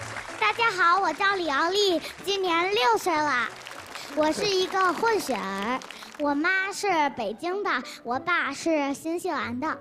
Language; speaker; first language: Chinese; native; Chinese